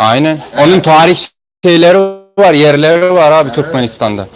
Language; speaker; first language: Turkish; early bilingual, heritage; Turkmen